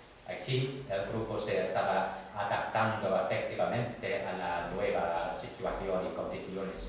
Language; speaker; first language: Spanish; non-native, fluent; English